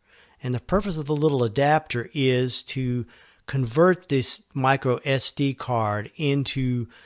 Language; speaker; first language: English; native; English